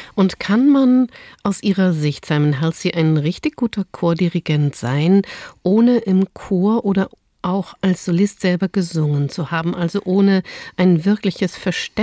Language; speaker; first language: German; native; German